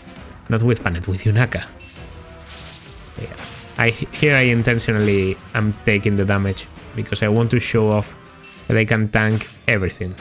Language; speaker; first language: English; non-native, fluent; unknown